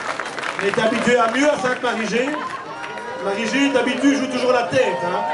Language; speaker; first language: French; native; French